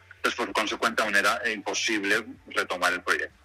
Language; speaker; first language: Spanish; native; Spanish